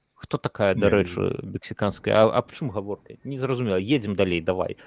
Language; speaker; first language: Belarusian; native; Belarusian